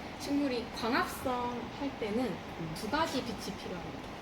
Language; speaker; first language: Korean; native; Korean